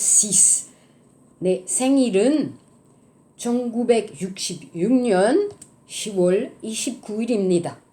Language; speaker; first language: Korean; non-native, learner; French